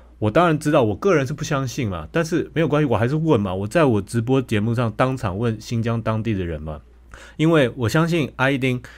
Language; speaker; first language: Chinese; native; Chinese